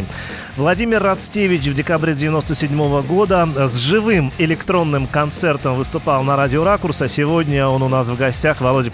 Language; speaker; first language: Russian; native; Russian